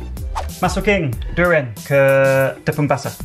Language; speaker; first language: Indonesian; non-native, fluent; English